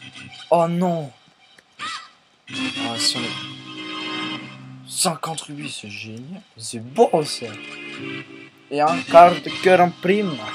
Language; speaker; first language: French; native; French